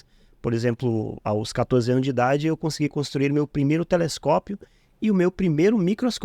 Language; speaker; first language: Portuguese; native; Portuguese